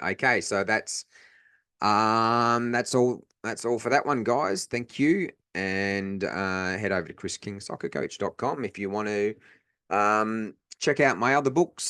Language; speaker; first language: English; native; English